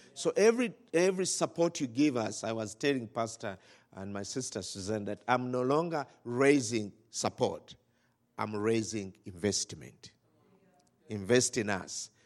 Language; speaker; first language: English; non-native, local second language; Ganda